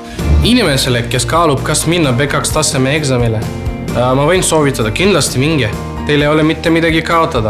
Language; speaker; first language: Estonian; non-native, fluent; Macedonian